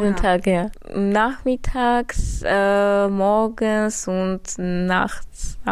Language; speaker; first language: German; non-native, learner; Armenian